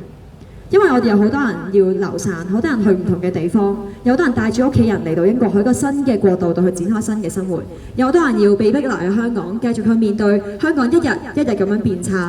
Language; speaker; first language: Cantonese; native; Cantonese